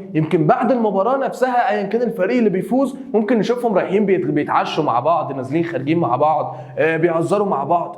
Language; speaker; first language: Arabic; native; Arabic